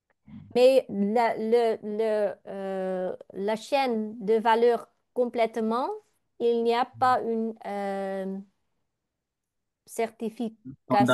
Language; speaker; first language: French; non-native, learner; Dutch